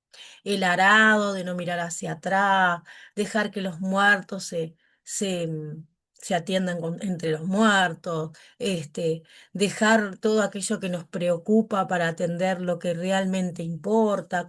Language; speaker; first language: Spanish; native; Spanish